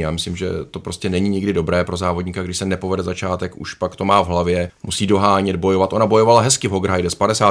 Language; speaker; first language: Czech; native; Czech